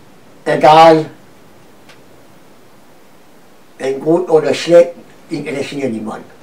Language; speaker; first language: German; non-native, learner; Romanian